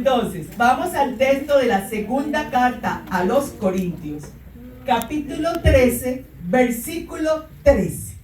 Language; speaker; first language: Spanish; native; Spanish